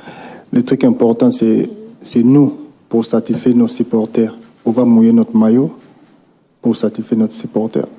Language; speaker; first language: French; non-native, local second language; Lingala